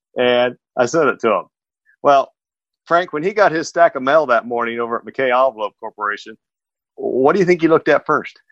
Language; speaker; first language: English; native; English